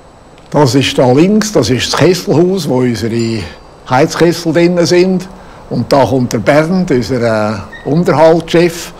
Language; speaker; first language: German; native; German